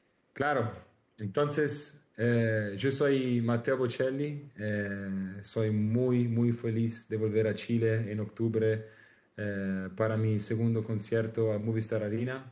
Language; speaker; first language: Spanish; non-native, learner; Italian